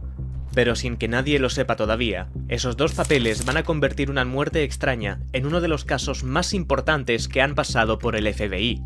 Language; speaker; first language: Spanish; native; Spanish